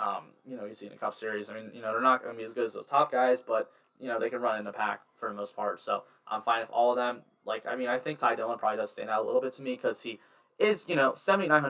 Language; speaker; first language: English; native; English